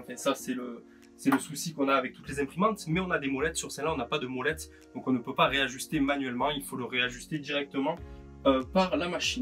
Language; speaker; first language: French; native; French